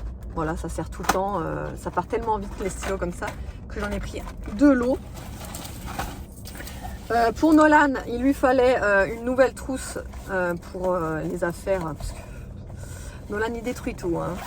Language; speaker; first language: French; native; French